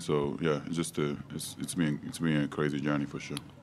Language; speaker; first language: English; non-native, fluent; Japanese